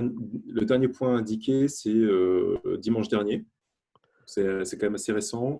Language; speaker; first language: French; native; French